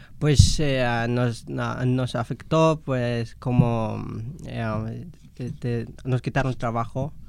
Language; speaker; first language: Spanish; non-native, local second language; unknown